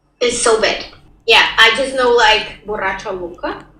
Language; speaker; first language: English; non-native, learner; Portuguese